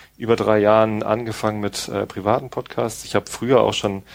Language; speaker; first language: German; native; German